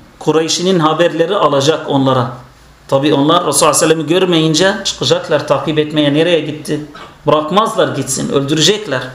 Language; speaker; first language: Turkish; non-native, fluent; Arabic